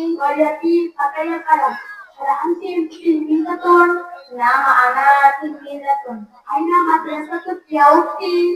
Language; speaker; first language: Arabic; non-native, learner; Bangla